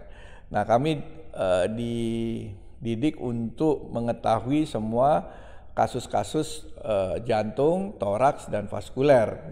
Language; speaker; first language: Indonesian; native; Indonesian